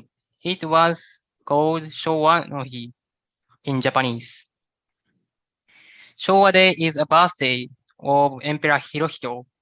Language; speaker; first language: English; non-native, learner; Japanese